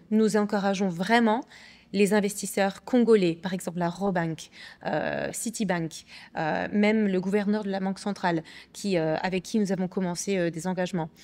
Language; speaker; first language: French; early bilingual, other home language; English